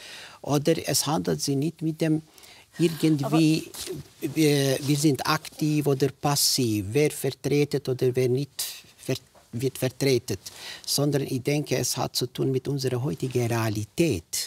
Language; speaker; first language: German; non-native, fluent; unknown